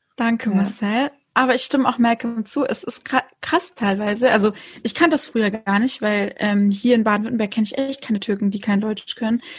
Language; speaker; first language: German; early bilingual, other home language; Turkish